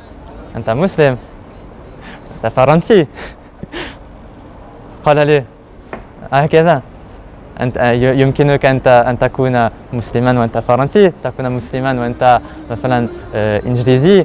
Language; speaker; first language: Arabic; non-native, learner; French